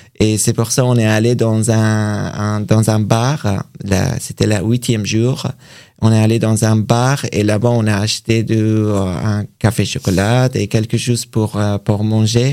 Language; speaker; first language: French; non-native, learner; Persian